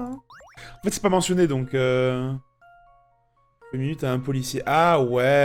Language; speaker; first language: French; native; French